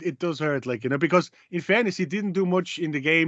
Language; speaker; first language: English; native; English